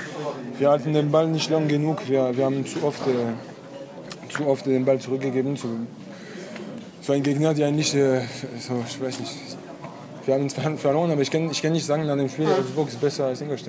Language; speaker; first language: German; non-native, fluent; French